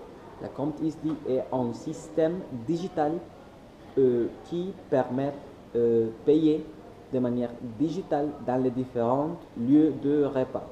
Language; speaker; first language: French; non-native, learner; Spanish